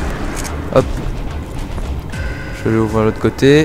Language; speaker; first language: French; native; French